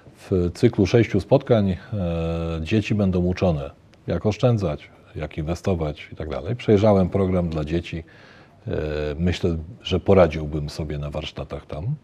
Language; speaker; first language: Polish; native; Polish